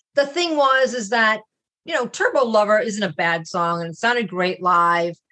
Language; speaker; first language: English; native; English